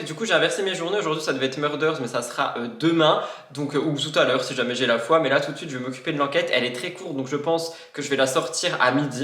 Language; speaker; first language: French; native; French